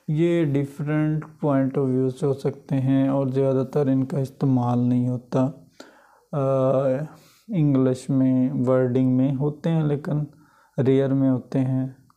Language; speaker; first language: Urdu; native; Urdu